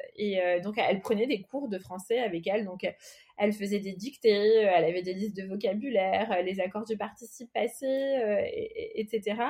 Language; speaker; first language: French; early bilingual, other home language; Portuguese